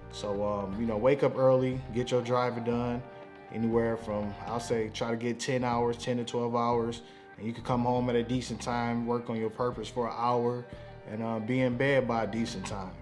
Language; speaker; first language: English; native; English